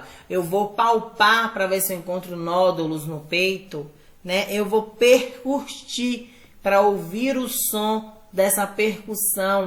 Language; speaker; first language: Portuguese; native; Portuguese